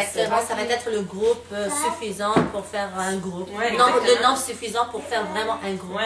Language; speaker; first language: French; non-native, local second language; Arabic